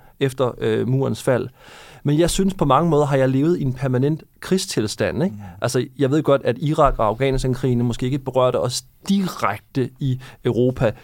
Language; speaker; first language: Danish; native; Danish